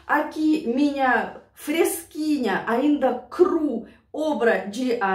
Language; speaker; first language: Portuguese; non-native, learner; Russian